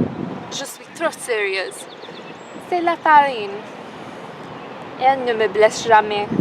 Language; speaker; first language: French; non-native, learner; English